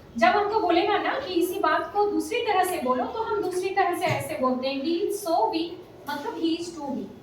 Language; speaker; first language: Hindi; native; Hindi